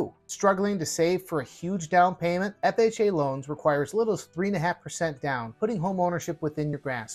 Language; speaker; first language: English; native; English